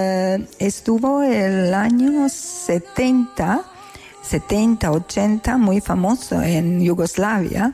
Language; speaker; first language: Spanish; non-native, learner; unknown